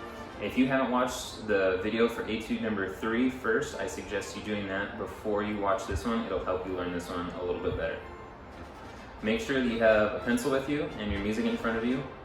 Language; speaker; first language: English; native; English